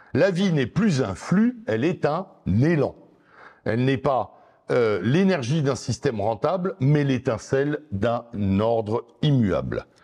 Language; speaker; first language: French; native; French